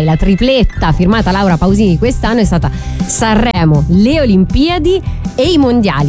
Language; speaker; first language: Italian; native; Italian